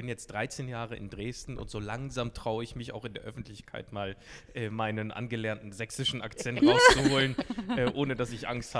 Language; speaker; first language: German; native; German